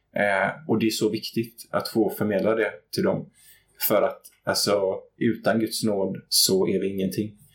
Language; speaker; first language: Swedish; native; Swedish